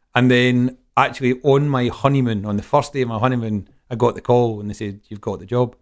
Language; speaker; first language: English; native; English